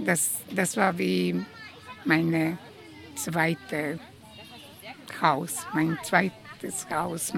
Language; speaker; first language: German; non-native, learner; Croatian